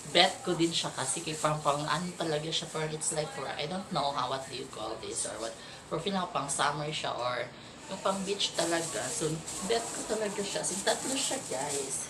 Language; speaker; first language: Filipino; non-native, local second language; Cebuano